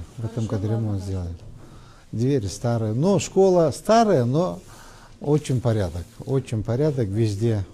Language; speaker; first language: Russian; non-native, fluent; Kyrgyz